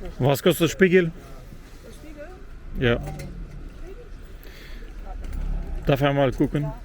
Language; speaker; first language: German; non-native, learner; Russian